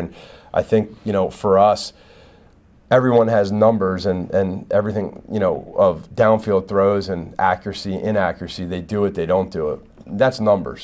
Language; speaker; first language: English; native; English